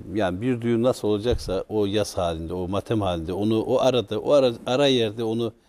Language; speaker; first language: Turkish; native; Turkish